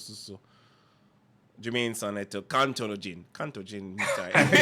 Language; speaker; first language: Japanese; non-native, learner; English